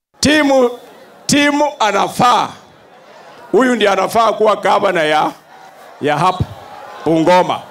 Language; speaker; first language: Swahili; non-native, local second language; Luyia